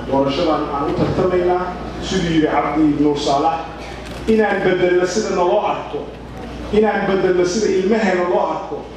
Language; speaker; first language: Somali; early bilingual, heritage; Somali